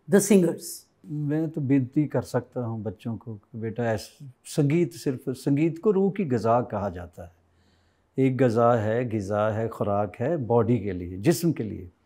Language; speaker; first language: Hindi; native; Hindi